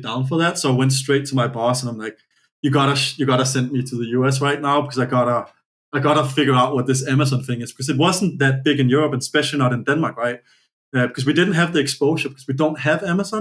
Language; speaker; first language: English; non-native, fluent; Danish